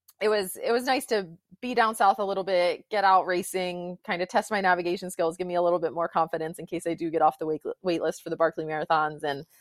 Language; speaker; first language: English; native; English